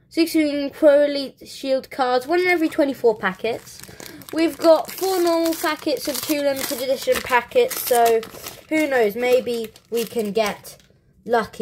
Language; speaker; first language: English; native; English